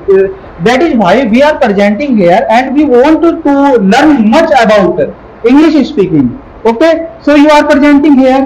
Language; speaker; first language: English; non-native, local second language; Hindi